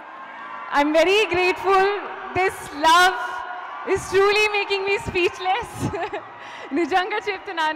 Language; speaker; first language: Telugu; non-native, learner; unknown